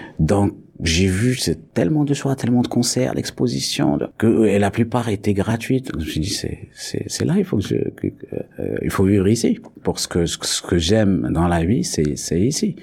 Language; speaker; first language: French; non-native, local second language; Arabic